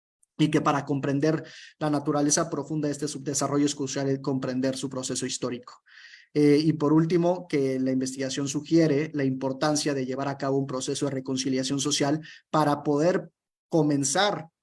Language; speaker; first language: Spanish; native; Spanish